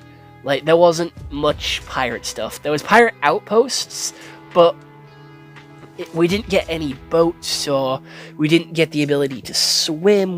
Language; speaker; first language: English; native; English